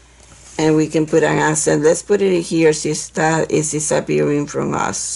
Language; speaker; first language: English; non-native, fluent; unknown